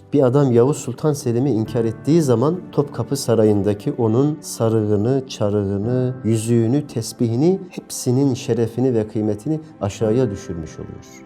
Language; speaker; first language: Turkish; native; Turkish